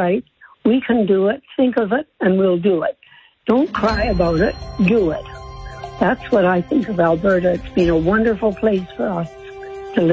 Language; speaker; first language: English; native; English